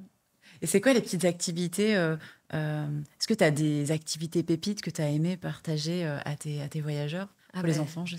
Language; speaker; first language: French; native; French